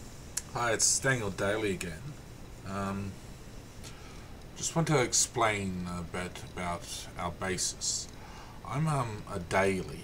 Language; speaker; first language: English; native; English